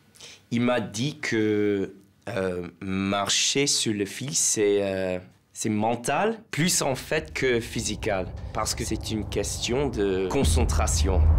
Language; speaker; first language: French; non-native, learner; English